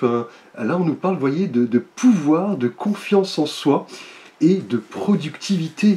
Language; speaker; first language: French; native; French